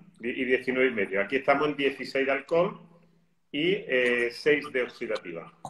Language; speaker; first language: Spanish; native; Spanish